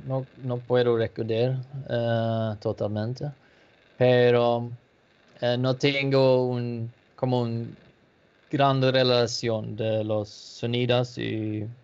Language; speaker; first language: Spanish; non-native, learner; Danish